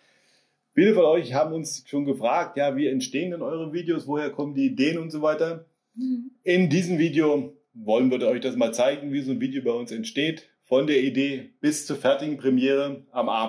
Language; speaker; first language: German; native; German